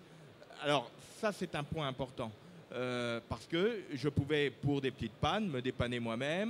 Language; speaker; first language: French; native; French